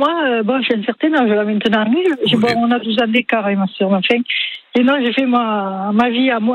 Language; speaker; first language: French; native; French